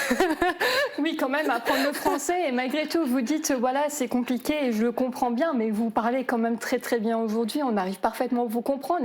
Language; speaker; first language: French; native; French